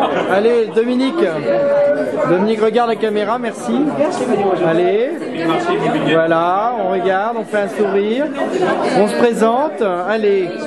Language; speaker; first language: French; native; French